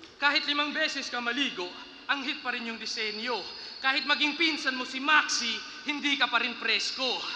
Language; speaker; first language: Filipino; non-native, local second language; Cebuano